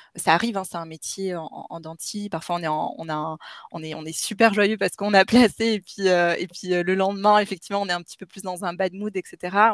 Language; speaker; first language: French; native; French